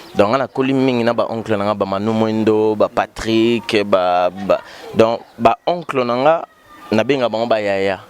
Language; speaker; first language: Lingala; native; Lingala